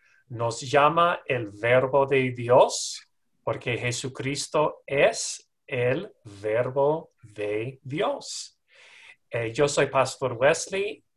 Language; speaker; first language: Spanish; non-native, learner; English